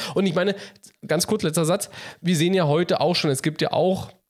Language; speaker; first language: German; early bilingual, heritage; Polish